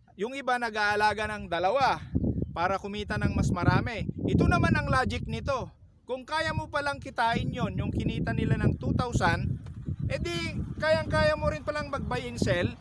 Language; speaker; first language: Filipino; non-native, local second language; Iloko